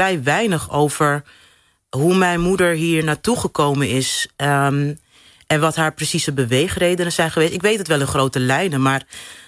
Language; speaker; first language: Dutch; native; Dutch